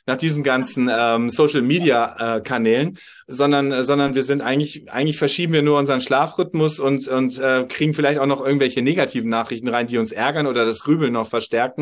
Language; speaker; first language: German; native; German